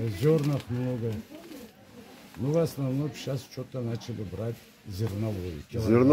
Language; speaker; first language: Russian; non-native, local second language; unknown